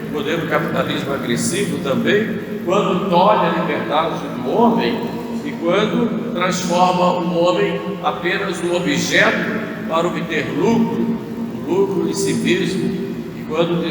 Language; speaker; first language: Portuguese; native; Portuguese